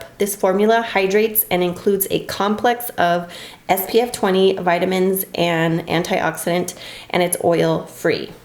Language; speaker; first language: English; native; English